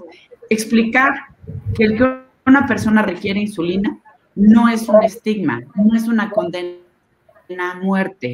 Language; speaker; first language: Spanish; native; Spanish